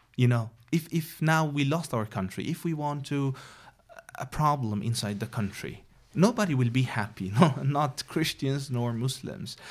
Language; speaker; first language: English; non-native, fluent; Arabic